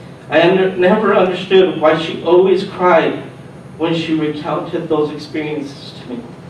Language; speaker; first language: English; early bilingual, other home language; Spanish